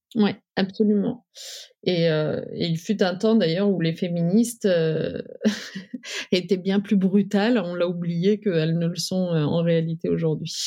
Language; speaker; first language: French; early bilingual, other home language; Riffian